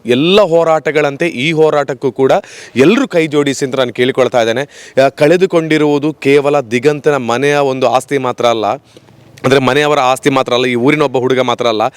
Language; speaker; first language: Kannada; native; Kannada